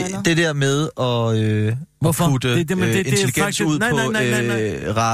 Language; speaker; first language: Danish; native; Danish